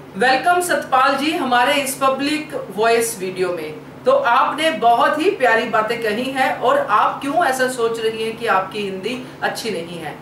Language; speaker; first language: Hindi; native; Hindi